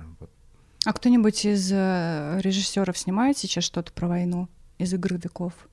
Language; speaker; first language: Russian; native; Russian